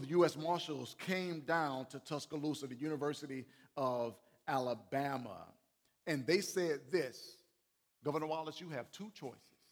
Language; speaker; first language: English; native; English